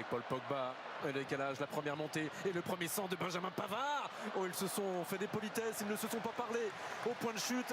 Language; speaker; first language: French; native; French